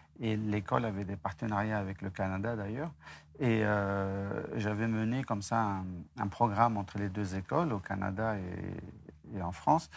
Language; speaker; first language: French; non-native, local second language; Arabic